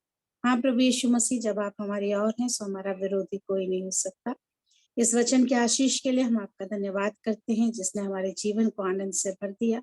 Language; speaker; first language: Hindi; native; Hindi